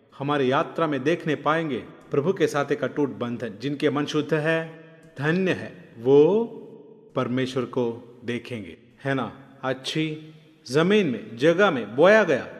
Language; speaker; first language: Hindi; non-native, local second language; Malayalam